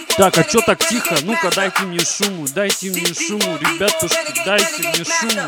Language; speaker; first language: Russian; native; Russian